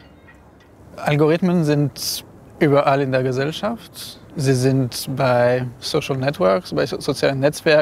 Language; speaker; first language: German; non-native, fluent; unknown